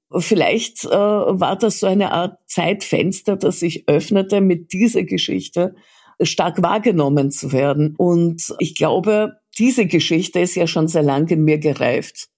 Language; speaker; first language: German; early bilingual, other home language; Russian